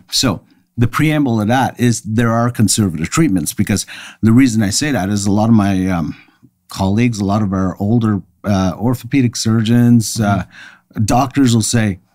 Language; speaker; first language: English; native; English